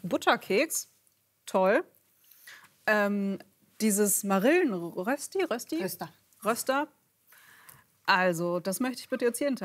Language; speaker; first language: German; native; German